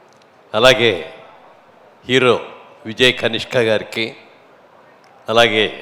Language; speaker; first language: Telugu; native; Telugu